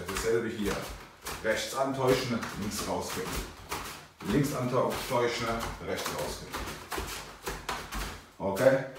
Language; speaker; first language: German; native; German